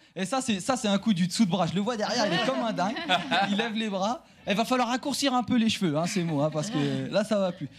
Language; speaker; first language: French; native; French